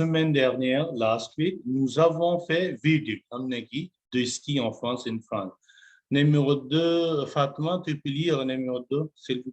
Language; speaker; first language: French; non-native, fluent; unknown